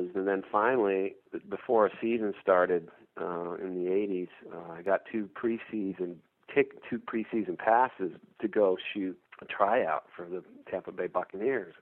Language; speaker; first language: English; native; English